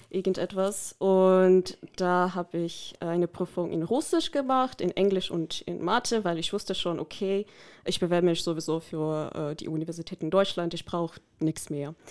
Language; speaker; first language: German; non-native, fluent; Korean